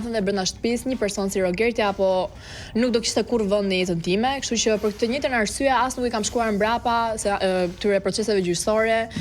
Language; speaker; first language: Albanian; native; Albanian